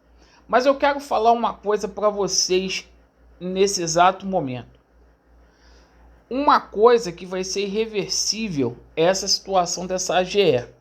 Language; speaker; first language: Portuguese; native; Portuguese